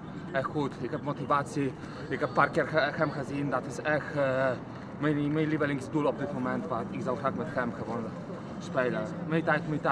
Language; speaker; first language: Dutch; non-native, learner; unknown